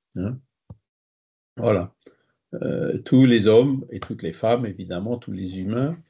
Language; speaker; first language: French; native; French